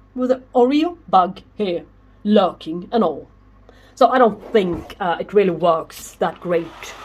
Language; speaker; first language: English; non-native, fluent; Swedish